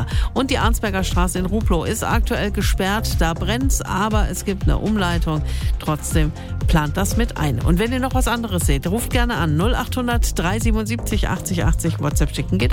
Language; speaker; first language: German; native; German